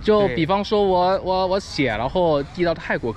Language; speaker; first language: Chinese; non-native, fluent; Thai